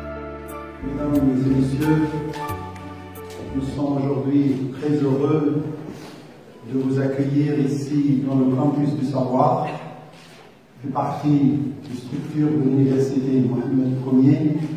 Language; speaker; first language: French; non-native, local second language; Arabic